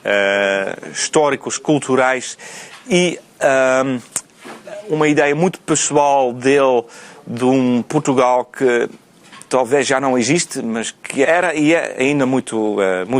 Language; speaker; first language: Portuguese; non-native, fluent; Dutch